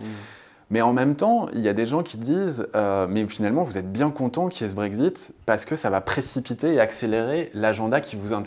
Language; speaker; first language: French; native; French